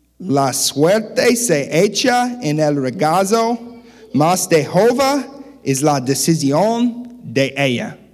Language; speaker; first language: Spanish; non-native, learner; English